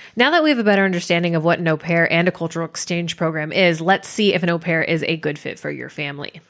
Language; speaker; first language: English; native; English